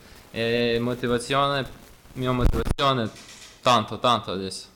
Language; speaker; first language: Italian; non-native, learner; Ukrainian